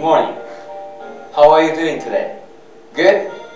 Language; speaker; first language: English; non-native, fluent; Japanese